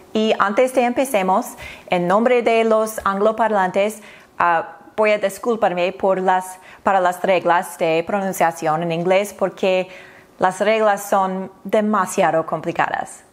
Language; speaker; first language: Spanish; non-native, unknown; English